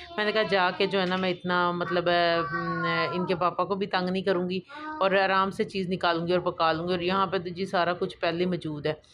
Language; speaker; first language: Urdu; non-native, local second language; Punjabi